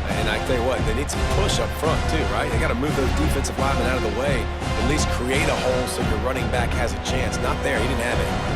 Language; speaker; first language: English; native; English